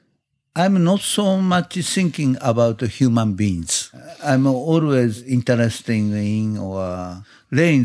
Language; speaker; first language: English; non-native, learner; Japanese